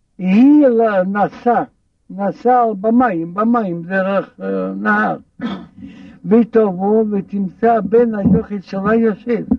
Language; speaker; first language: Hebrew; non-native, fluent; Russian